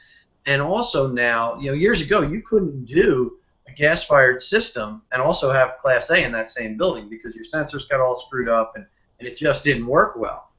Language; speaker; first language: English; native; English